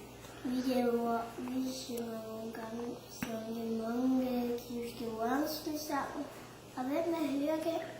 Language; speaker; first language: Danish; early bilingual, heritage; Danish